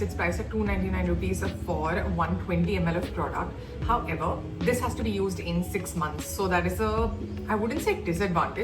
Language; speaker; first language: English; native; English